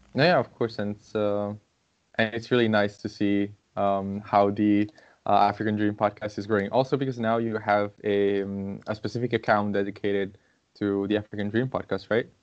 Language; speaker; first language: English; non-native, fluent; Portuguese